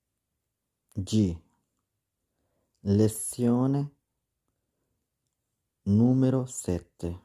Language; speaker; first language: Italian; non-native, fluent; Urdu